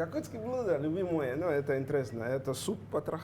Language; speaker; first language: Russian; non-native, learner; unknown